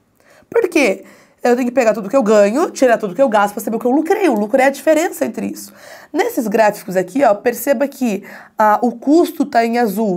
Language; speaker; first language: Portuguese; native; Portuguese